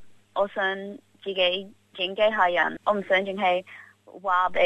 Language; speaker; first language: Cantonese; early bilingual, heritage; Cantonese